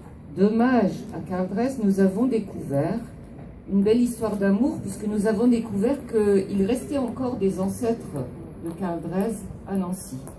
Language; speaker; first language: French; native; French